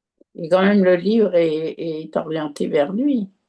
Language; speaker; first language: French; native; French